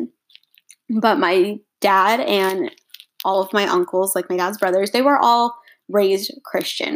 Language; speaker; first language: English; native; English